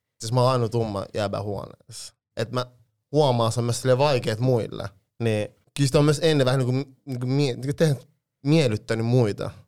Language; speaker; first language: Finnish; early bilingual, other home language; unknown